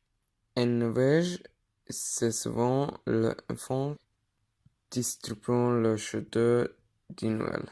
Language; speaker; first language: French; non-native, learner; Norwegian